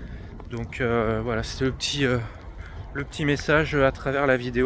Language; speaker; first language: French; native; French